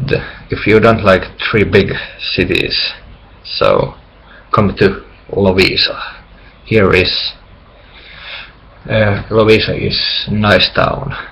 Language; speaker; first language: English; non-native, learner; Finnish